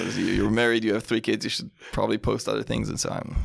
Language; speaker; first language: English; non-native, fluent; Hebrew